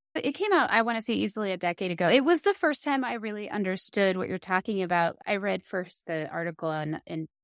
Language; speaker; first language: English; native; English